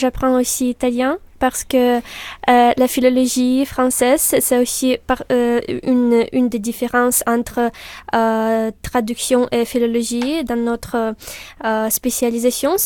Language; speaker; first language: French; non-native, fluent; Ukrainian